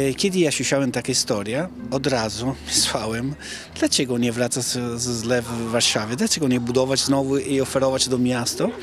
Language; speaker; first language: Polish; non-native, learner; Italian